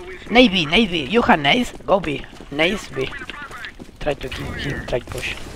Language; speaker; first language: English; non-native, learner; Spanish